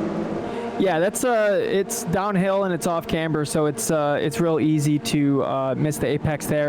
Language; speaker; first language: English; native; English